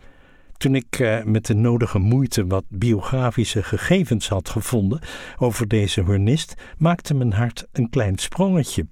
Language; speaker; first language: Dutch; native; Dutch